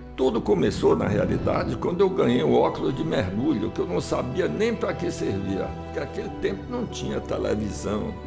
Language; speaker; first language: Portuguese; early bilingual, other home language; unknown